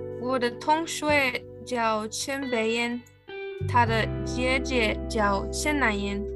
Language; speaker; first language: Chinese; non-native, learner; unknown